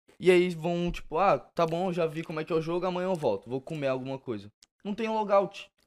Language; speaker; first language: Portuguese; native; Portuguese